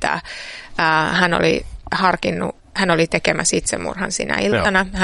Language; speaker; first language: Finnish; native; Finnish